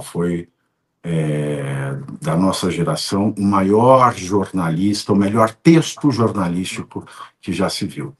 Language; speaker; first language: Portuguese; native; Portuguese